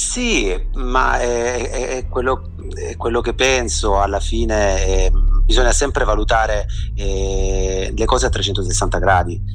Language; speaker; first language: Italian; native; Italian